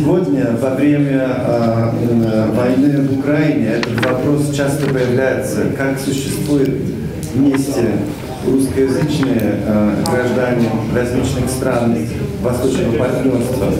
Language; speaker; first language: Russian; non-native, fluent; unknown